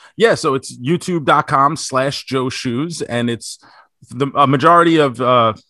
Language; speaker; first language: English; native; English